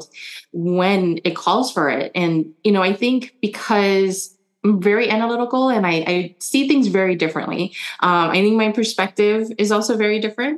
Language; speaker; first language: English; early bilingual, other home language; German